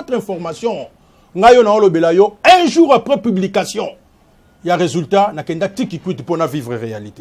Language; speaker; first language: French; non-native, local second language; Lingala